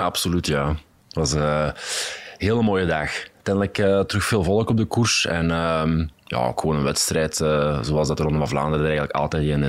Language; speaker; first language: Dutch; native; Dutch